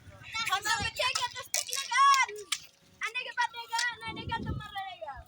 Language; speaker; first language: Hindi; non-native, local second language; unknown